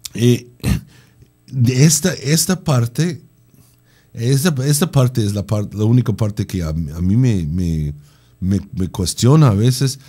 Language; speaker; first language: Spanish; non-native, fluent; English